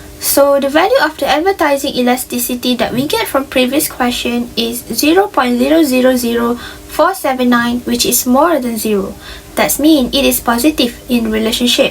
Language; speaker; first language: English; non-native, local second language; Malay